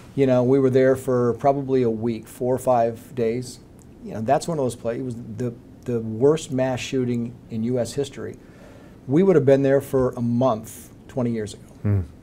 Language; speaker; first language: English; native; English